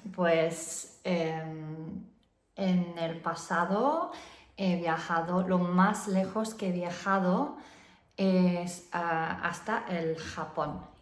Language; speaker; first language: Spanish; non-native, fluent; English